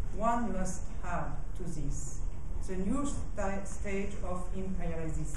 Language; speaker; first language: English; non-native, fluent; French